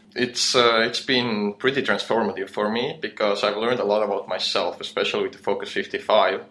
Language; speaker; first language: English; non-native, fluent; Estonian